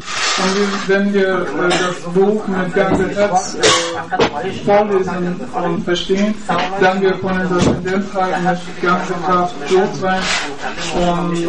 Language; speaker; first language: German; non-native, learner; Persian